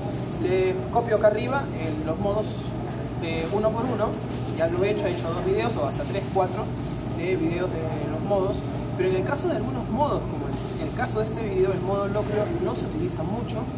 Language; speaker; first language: Spanish; native; Spanish